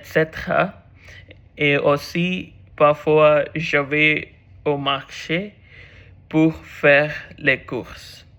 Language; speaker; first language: French; non-native, learner; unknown